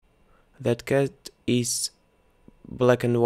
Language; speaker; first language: English; non-native, learner; Russian